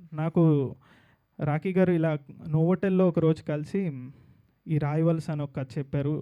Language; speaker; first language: Telugu; native; Telugu